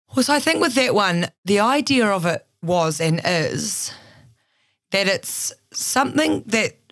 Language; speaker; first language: English; native; English